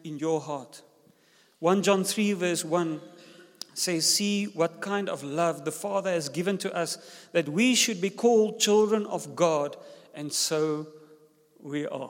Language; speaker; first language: English; non-native, local second language; Afrikaans